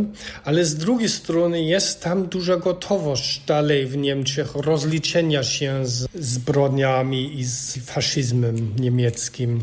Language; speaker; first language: Polish; non-native, fluent; German